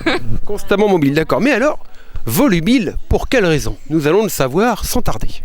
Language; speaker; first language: French; native; French